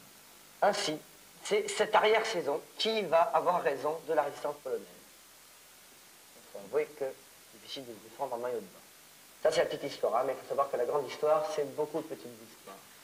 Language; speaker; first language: French; native; French